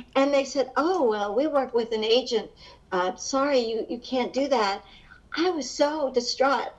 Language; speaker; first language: English; early bilingual, other home language; Hungarian